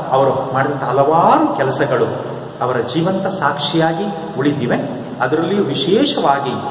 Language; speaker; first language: Kannada; non-native, local second language; Konkani